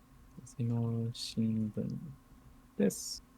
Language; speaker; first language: Japanese; non-native, learner; English